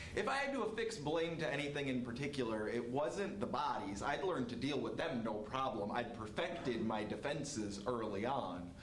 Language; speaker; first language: English; native; English